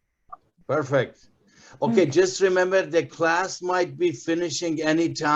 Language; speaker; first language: English; non-native, fluent; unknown